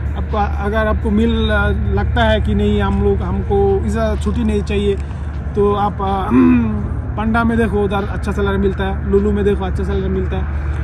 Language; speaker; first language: Hindi; non-native, fluent; Bangla